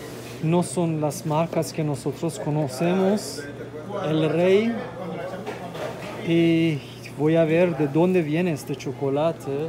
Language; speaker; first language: Spanish; non-native, fluent; German